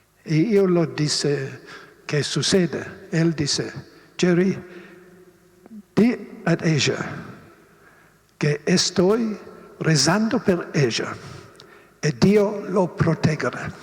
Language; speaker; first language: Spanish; non-native, learner; Italian